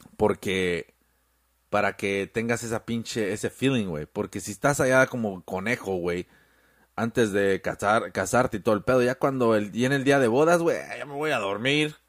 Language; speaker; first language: Spanish; early bilingual, heritage; Spanish